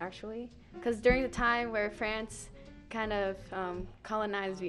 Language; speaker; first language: English; early bilingual, other home language; Vietnamese